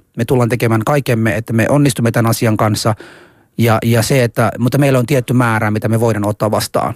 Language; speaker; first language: Finnish; early bilingual, other home language; Somali